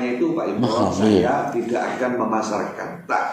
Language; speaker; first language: Indonesian; native; Indonesian